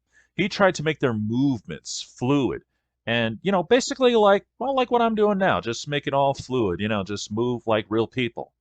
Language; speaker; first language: English; native; English